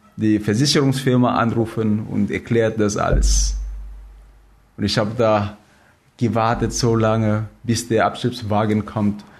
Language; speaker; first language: German; non-native, fluent; Filipino